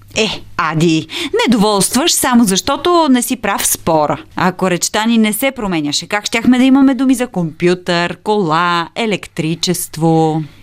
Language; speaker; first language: Bulgarian; native; Bulgarian